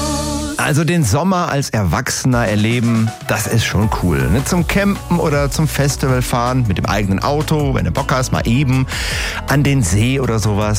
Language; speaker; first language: German; native; German